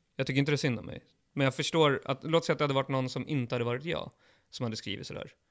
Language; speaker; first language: Swedish; early bilingual, other home language; Kurdish